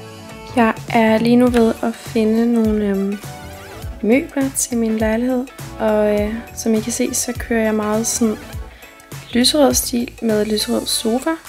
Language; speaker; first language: Danish; native; Danish